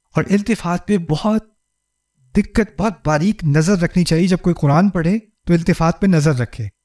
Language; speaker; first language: Urdu; early bilingual, heritage; Urdu